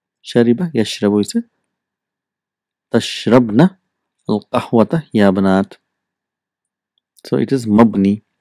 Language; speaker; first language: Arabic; non-native, fluent; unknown